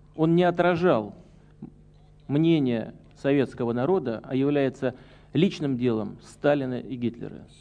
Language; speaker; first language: Russian; native; Russian